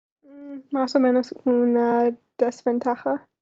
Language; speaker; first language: Spanish; non-native, learner; English